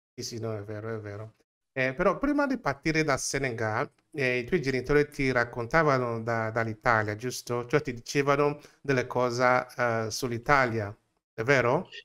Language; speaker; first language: Italian; non-native, fluent; English